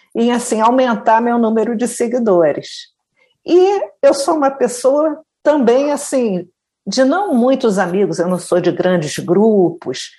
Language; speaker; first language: Portuguese; native; Portuguese